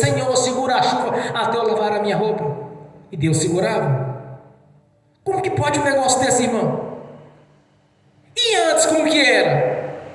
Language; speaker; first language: Portuguese; native; Portuguese